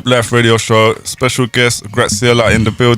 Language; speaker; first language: English; native; English